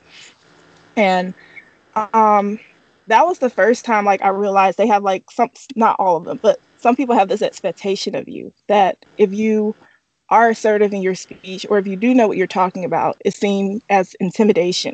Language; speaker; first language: English; native; English